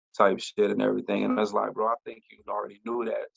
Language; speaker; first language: English; native; English